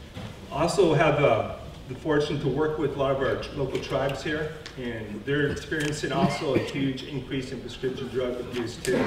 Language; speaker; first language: English; native; English